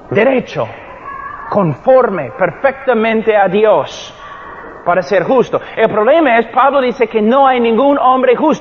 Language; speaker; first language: Spanish; non-native, fluent; English